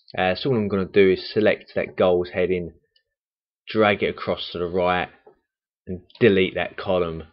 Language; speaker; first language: English; native; English